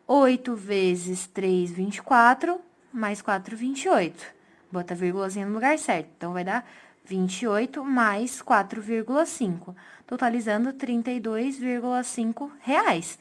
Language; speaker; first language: Portuguese; native; Portuguese